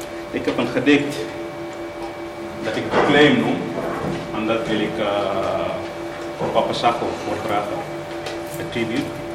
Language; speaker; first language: Dutch; non-native, fluent; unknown